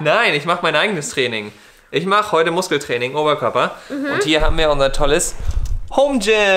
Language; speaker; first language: German; native; German